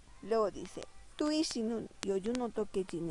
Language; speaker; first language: Korean; non-native, fluent; Spanish